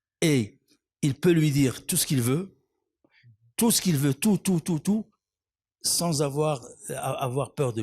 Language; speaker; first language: French; non-native, local second language; Arabic